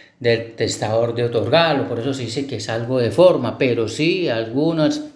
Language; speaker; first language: Spanish; native; Spanish